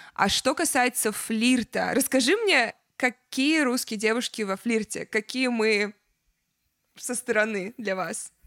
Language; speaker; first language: Russian; native; Russian